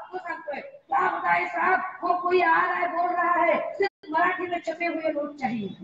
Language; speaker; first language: Hindi; non-native, local second language; Marathi